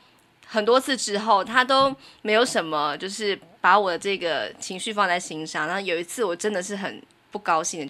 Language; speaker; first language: Chinese; native; Chinese